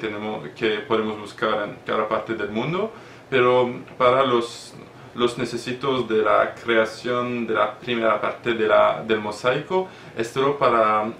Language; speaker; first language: Spanish; non-native, learner; French